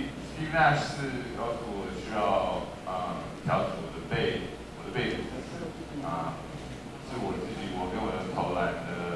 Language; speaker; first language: Chinese; early bilingual, heritage; English